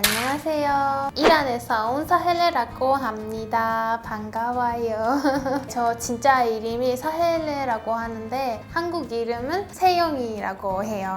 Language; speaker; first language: Korean; non-native, fluent; Persian